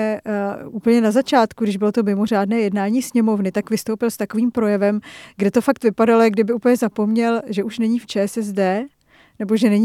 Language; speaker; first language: Czech; native; Czech